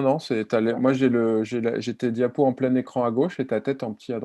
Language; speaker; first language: French; native; French